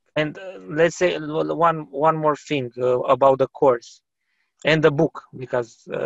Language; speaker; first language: English; non-native, fluent; Romanian